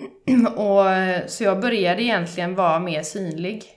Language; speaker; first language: Swedish; native; Swedish